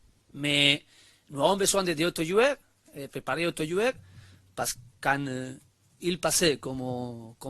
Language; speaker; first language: French; non-native, learner; Spanish